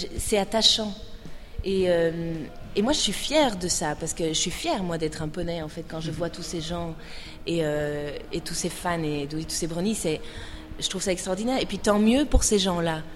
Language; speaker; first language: French; native; French